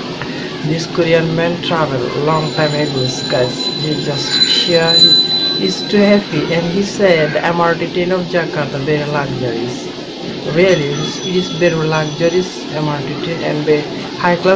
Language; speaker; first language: English; non-native, learner; Bangla